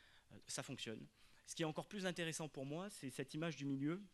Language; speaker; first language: French; native; French